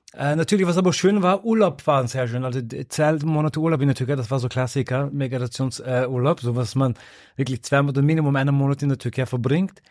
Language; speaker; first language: German; early bilingual, other home language; Turkish